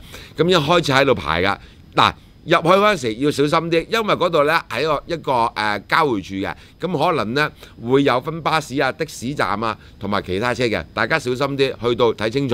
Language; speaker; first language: Cantonese; native; Cantonese